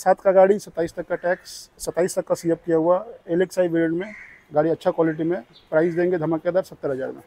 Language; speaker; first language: Hindi; non-native, local second language; Bangla